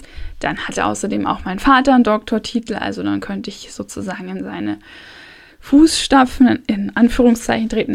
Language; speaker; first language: German; native; German